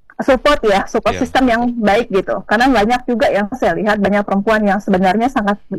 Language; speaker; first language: Indonesian; native; Indonesian